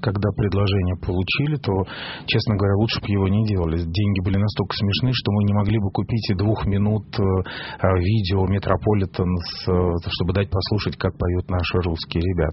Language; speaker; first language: Russian; native; Russian